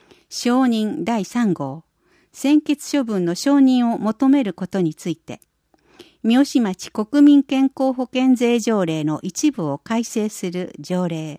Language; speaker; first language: Japanese; native; Japanese